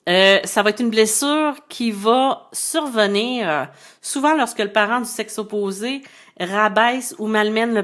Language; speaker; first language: French; native; French